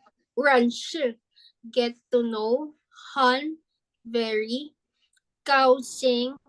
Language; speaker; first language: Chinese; non-native, learner; Filipino